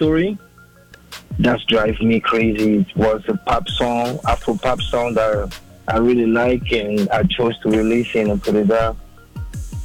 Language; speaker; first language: English; non-native, local second language; French